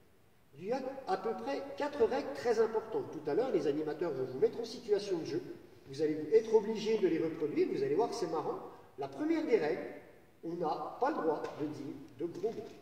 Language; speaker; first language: French; native; French